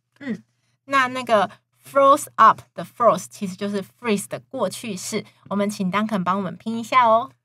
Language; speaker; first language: Chinese; native; Chinese